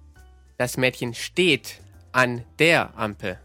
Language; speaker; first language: German; native; German